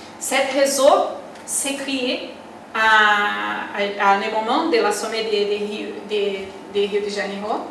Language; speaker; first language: French; non-native, learner; Portuguese